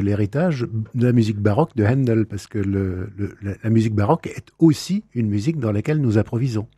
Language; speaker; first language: French; native; French